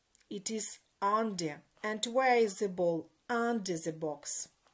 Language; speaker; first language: English; non-native, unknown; Ukrainian